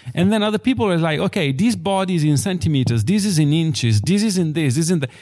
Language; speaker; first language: English; non-native, fluent; Italian